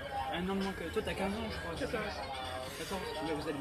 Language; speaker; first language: French; native; French